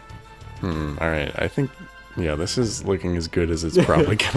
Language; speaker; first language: English; native; English